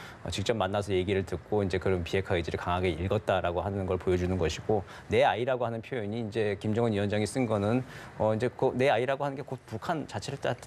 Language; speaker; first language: Korean; native; Korean